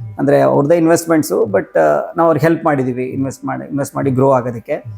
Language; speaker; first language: Kannada; native; Kannada